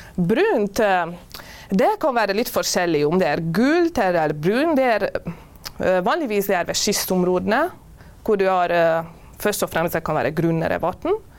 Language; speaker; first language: Norwegian; non-native, fluent; Hungarian